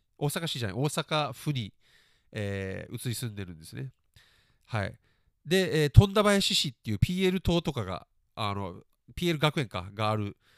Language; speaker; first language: Japanese; early bilingual, other home language; English